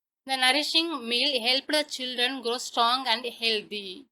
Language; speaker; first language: English; non-native, local second language; Tamil